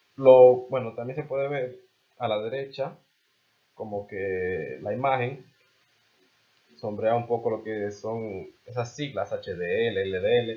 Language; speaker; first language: Spanish; native; Spanish